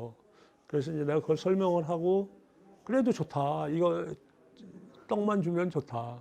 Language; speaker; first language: Korean; native; Korean